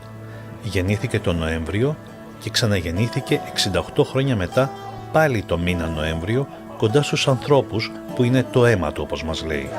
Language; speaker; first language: Greek; native; Greek